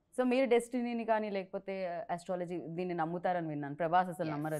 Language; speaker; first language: Telugu; native; Telugu